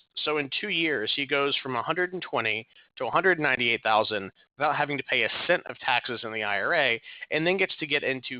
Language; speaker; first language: English; native; English